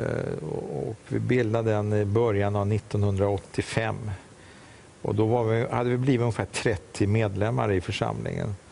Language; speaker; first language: Swedish; native; Swedish